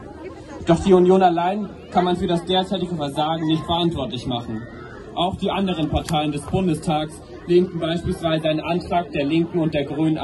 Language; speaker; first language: German; native; German